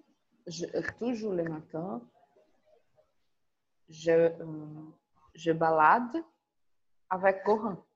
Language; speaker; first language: French; non-native, learner; Portuguese